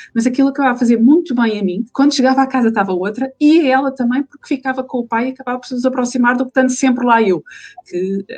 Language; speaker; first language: Portuguese; native; Portuguese